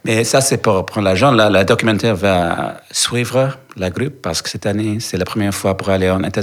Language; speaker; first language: French; non-native, learner; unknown